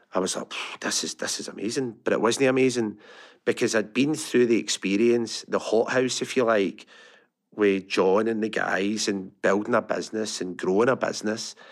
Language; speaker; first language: English; native; English